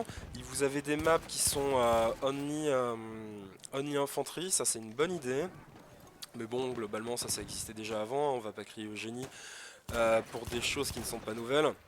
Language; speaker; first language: French; native; French